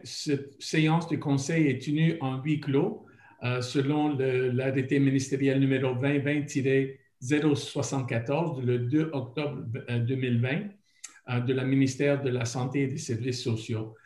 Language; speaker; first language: French; non-native, local second language; English